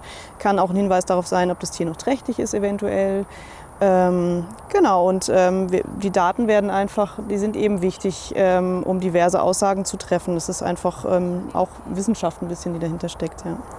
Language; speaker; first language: German; native; German